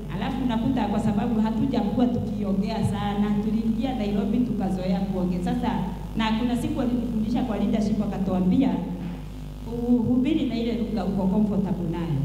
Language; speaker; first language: Swahili; non-native, local second language; Kikuyu